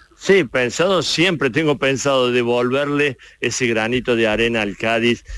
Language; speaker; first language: Spanish; native; Spanish